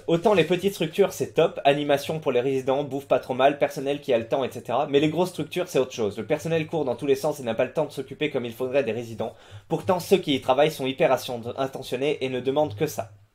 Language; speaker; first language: French; native; French